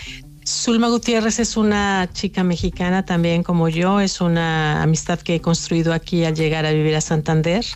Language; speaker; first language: Spanish; native; Spanish